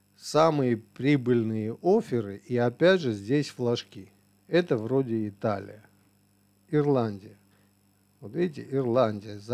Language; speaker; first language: Russian; non-native, local second language; Armenian